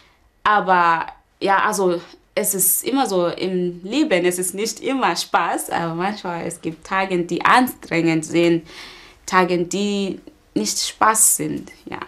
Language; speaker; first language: German; non-native, learner; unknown